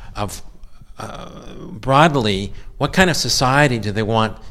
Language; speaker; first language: English; native; English